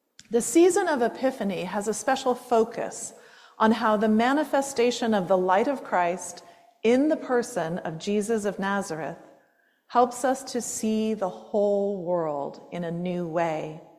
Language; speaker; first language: English; native; English